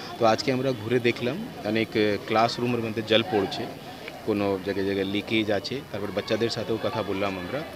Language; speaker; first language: Bangla; non-native, local second language; Hindi